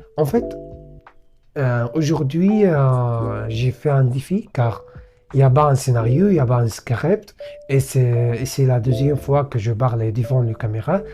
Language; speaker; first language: French; non-native, learner; Arabic